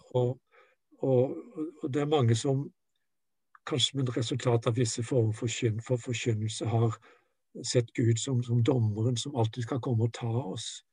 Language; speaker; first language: Norwegian; native; Norwegian